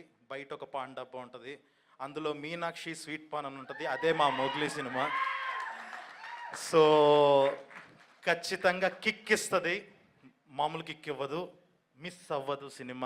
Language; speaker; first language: Telugu; native; Telugu